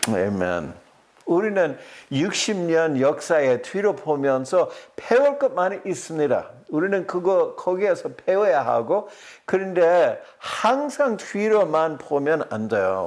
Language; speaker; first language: Korean; non-native, fluent; English